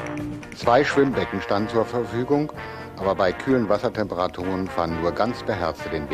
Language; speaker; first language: German; native; German